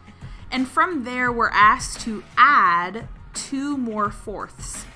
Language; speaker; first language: English; native; English